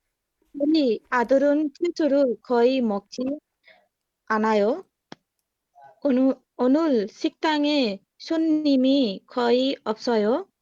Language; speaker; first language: Korean; non-native, learner; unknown